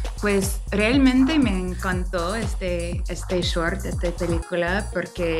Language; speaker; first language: Spanish; non-native, fluent; English